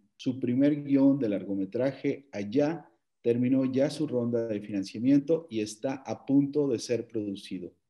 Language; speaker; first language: Spanish; native; Spanish